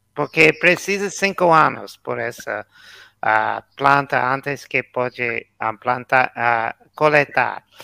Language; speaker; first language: Portuguese; non-native, learner; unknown